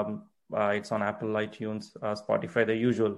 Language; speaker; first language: English; non-native, local second language; Tamil